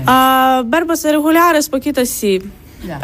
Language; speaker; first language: Spanish; non-native, learner; Ukrainian